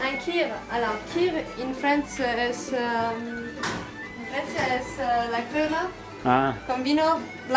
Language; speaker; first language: Spanish; non-native, learner; French